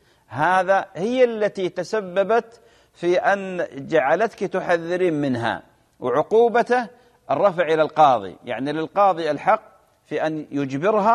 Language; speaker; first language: Arabic; native; Arabic